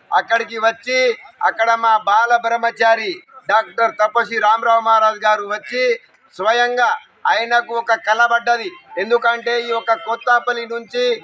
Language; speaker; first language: Telugu; non-native, local second language; Lambadi